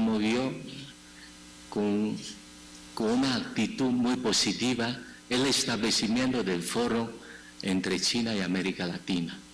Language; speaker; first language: Spanish; non-native, fluent; Chinese